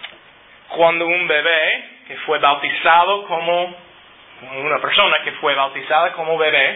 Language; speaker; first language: Spanish; non-native, fluent; English